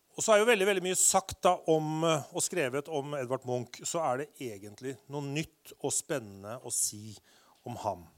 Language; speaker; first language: Norwegian; native; Norwegian